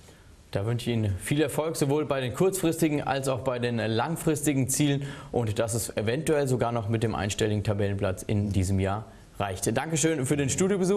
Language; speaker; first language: German; native; German